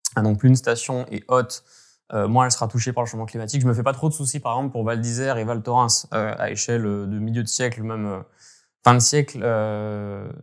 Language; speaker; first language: French; native; French